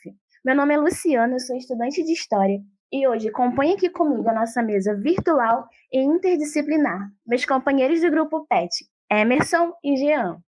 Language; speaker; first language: Portuguese; native; Portuguese